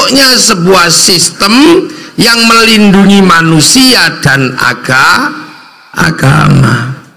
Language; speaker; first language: Indonesian; native; Indonesian